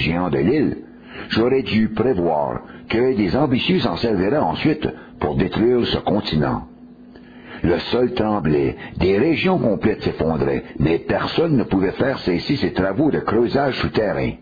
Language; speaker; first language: French; native; French